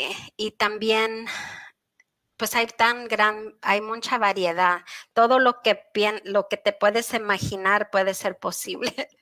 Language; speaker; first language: Spanish; early bilingual, heritage; Spanish